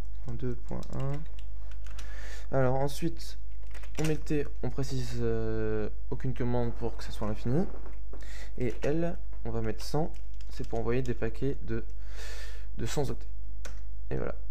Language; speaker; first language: French; native; French